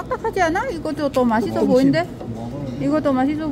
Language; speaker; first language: Korean; non-native, learner; Vietnamese